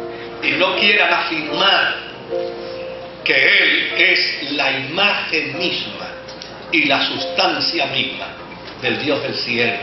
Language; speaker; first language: Spanish; native; Spanish